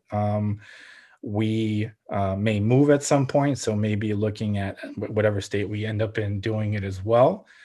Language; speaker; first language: English; early bilingual, other home language; Ukrainian